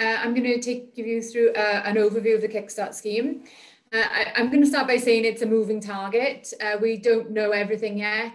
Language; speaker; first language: English; native; English